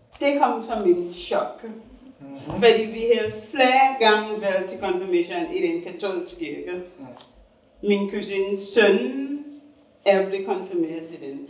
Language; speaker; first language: Danish; non-native, fluent; English